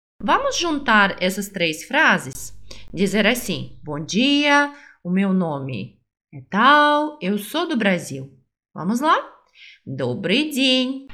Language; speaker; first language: Portuguese; non-native, fluent; Russian